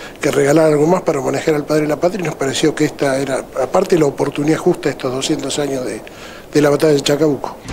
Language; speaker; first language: Spanish; native; Spanish